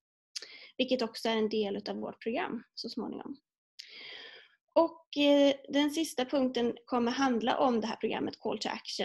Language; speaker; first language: Swedish; native; Swedish